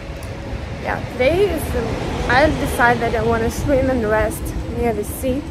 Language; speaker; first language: English; non-native, learner; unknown